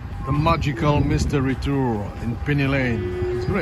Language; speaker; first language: English; non-native, learner; French